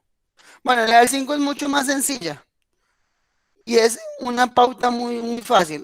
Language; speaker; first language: Spanish; native; Spanish